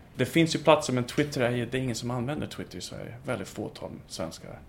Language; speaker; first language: Swedish; non-native, fluent; English